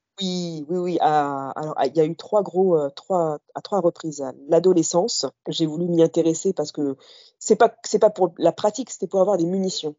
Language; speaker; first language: French; early bilingual, other home language; Kabyle